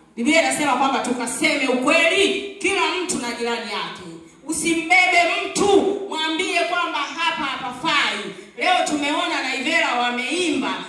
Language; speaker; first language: Swahili; native; Swahili